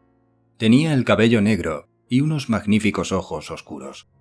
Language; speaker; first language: Spanish; native; Spanish